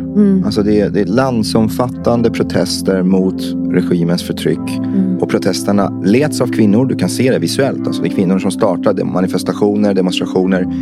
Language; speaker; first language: Swedish; early bilingual, other home language; Persian